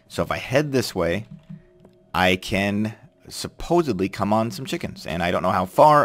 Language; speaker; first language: English; native; English